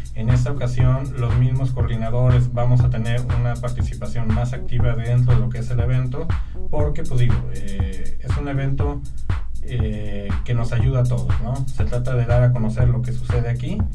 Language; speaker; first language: Spanish; native; Spanish